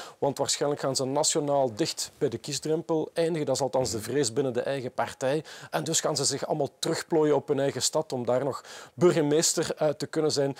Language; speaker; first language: Dutch; native; Dutch